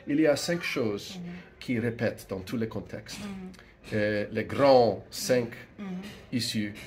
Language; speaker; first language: French; non-native, learner; English